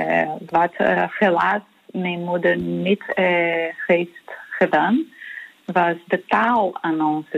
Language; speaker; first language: Dutch; non-native, fluent; Portuguese